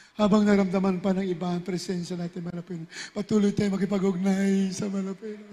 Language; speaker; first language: Filipino; native; Filipino